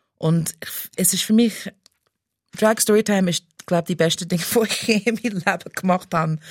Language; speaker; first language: German; non-native, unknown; English